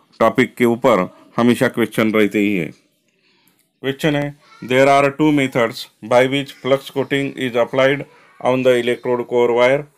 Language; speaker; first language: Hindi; non-native, local second language; Marathi